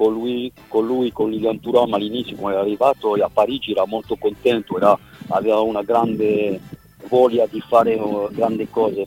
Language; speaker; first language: Italian; non-native, fluent; French